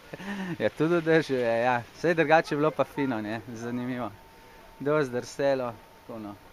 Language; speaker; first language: Slovenian; native; Slovenian